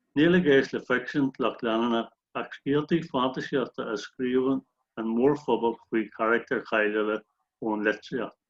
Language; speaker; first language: Irish; native; Irish